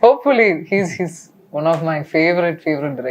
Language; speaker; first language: Telugu; non-native, local second language; Tamil